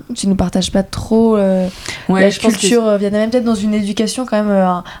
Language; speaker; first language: French; native; French